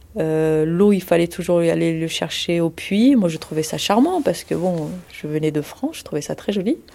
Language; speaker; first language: French; early bilingual, other home language; Kurdish